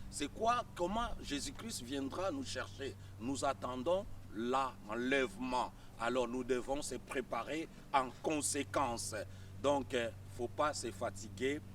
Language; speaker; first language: French; non-native, local second language; Lingala